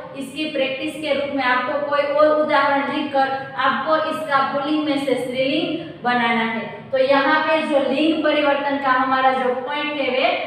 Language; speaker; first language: Hindi; non-native, local second language; Gujarati